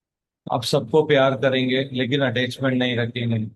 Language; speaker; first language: Hindi; native; Hindi